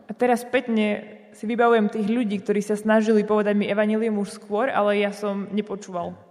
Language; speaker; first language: Slovak; native; Slovak